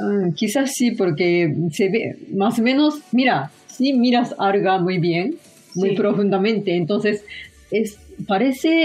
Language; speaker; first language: Spanish; non-native, learner; Japanese